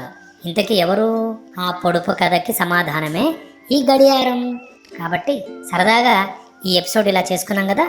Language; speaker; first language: Telugu; native; Telugu